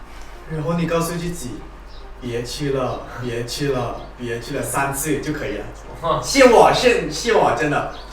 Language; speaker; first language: Chinese; non-native, fluent; Thai